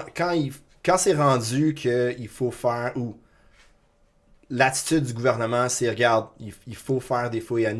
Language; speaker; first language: French; non-native, local second language; English